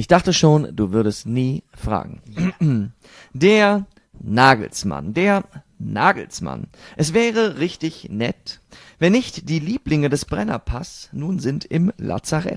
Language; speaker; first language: German; native; German